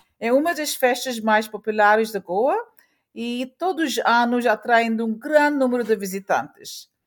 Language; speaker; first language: Portuguese; early bilingual, heritage; Portuguese